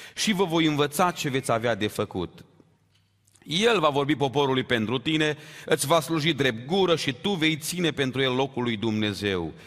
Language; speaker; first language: Romanian; native; Romanian